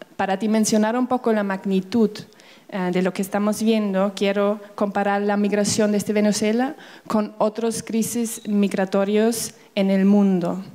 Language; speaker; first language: Spanish; non-native, fluent; German